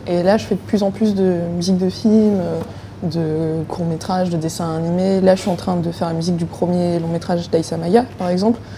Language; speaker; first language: French; native; French